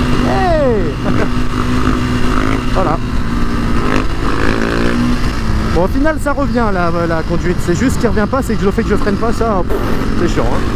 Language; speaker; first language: French; native; French